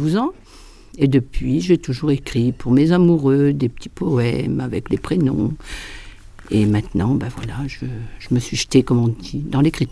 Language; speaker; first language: French; native; French